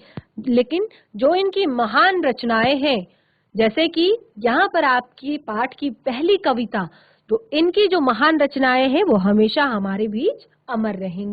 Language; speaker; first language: Hindi; native; Hindi